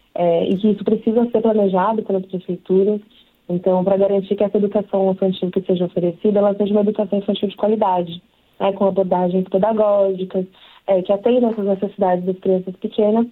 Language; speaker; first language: Portuguese; native; Portuguese